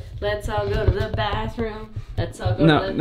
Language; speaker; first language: English; native; English